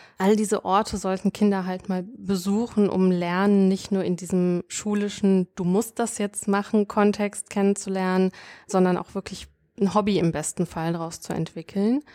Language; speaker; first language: German; native; German